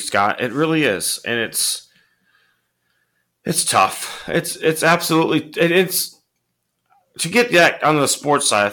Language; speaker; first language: English; native; English